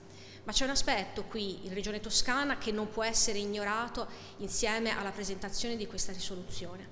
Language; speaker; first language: Italian; native; Italian